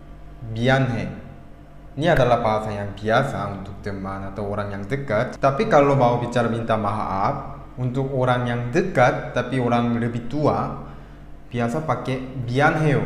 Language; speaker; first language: Indonesian; non-native, fluent; Korean